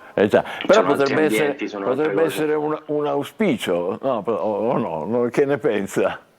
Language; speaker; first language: Italian; native; Italian